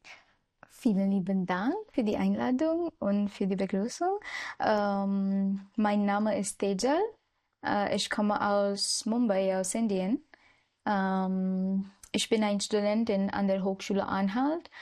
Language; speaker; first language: German; non-native, learner; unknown